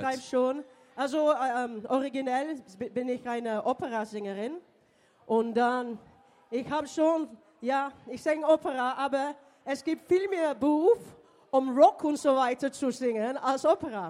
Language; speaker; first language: German; non-native, learner; English